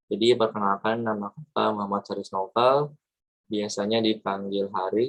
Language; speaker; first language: Indonesian; native; Indonesian